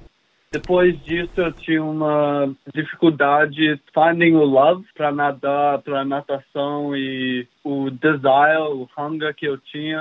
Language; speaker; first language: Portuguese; early bilingual, heritage; English